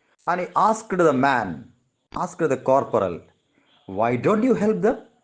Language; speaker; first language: English; non-native, local second language; Malayalam